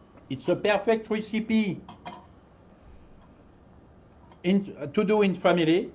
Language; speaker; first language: English; non-native, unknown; French